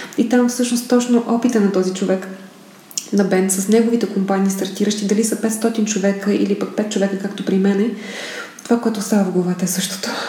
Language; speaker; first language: Bulgarian; native; Bulgarian